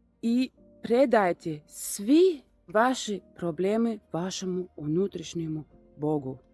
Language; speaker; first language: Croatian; non-native, learner; Russian